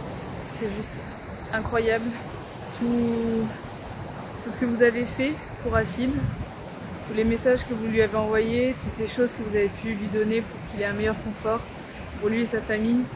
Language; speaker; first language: French; native; French